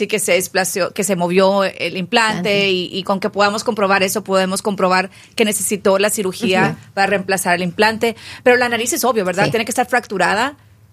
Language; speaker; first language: Spanish; early bilingual, heritage; Spanish